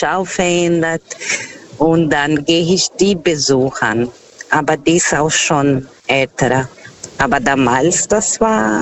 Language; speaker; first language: German; non-native, learner; Portuguese